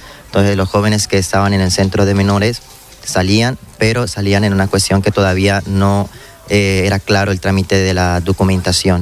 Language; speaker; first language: Spanish; native; Spanish